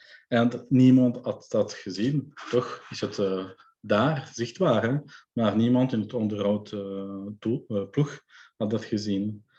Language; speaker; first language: Dutch; non-native, local second language; French